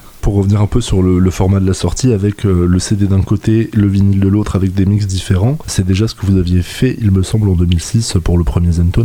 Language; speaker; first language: French; native; French